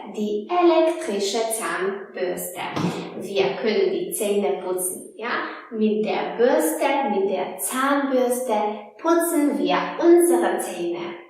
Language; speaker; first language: German; non-native, fluent; Polish